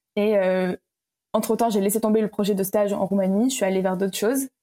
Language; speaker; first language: French; early bilingual, other home language; Romanian